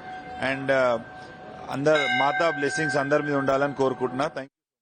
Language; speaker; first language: Telugu; native; Telugu